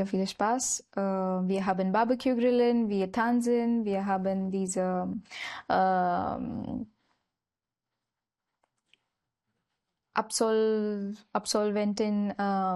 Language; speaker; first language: German; non-native, learner; Marathi